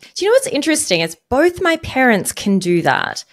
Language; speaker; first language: English; non-native, fluent; Arabic